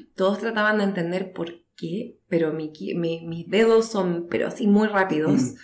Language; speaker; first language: Spanish; native; Spanish